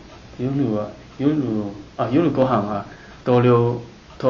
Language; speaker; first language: Japanese; non-native, learner; Chinese